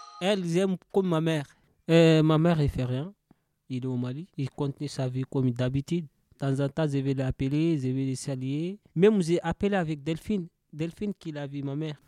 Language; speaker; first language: French; non-native, learner; Soninke